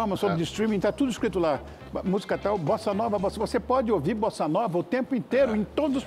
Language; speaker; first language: Portuguese; native; Portuguese